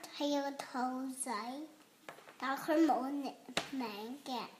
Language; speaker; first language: Cantonese; early bilingual, heritage; Cantonese